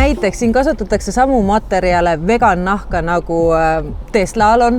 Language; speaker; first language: Estonian; native; Estonian